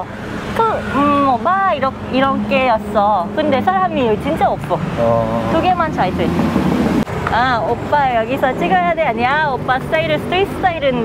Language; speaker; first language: Korean; non-native, fluent; Thai